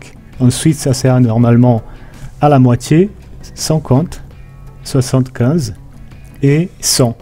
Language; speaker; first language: French; non-native, fluent; Portuguese